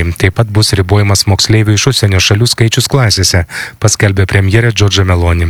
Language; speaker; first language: Lithuanian; native; Lithuanian